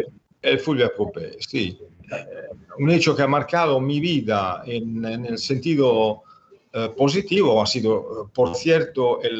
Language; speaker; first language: Spanish; non-native, fluent; Italian